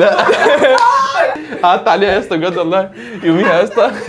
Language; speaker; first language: Arabic; native; Arabic